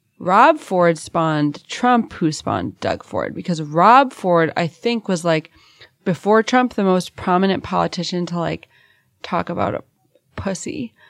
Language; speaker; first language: English; native; English